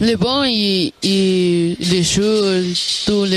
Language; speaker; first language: French; non-native, learner; Spanish